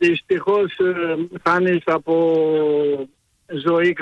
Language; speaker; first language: Greek; early bilingual, heritage; Greek